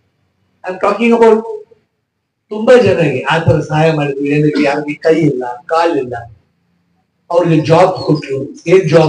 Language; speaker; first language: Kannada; non-native, local second language; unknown